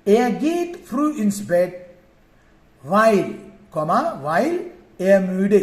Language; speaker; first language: German; non-native, fluent; Sinhala